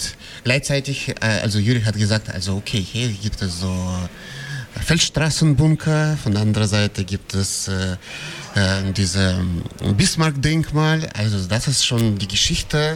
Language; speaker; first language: German; non-native, fluent; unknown